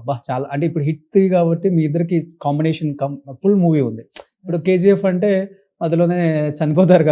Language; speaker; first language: Telugu; native; Telugu